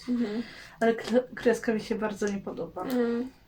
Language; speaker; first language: Polish; native; Polish